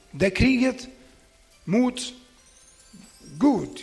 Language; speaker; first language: Swedish; non-native, learner; Ukrainian